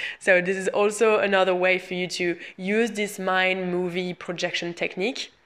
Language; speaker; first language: English; non-native, fluent; French